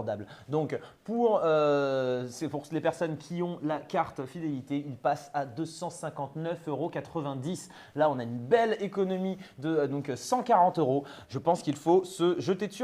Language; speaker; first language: French; native; French